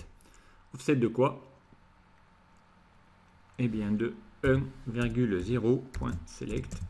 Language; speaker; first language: French; native; French